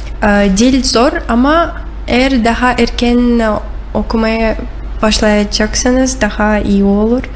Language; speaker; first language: Turkish; non-native, learner; Russian